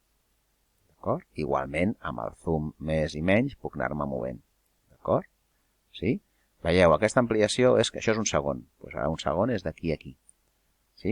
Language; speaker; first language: Catalan; native; Catalan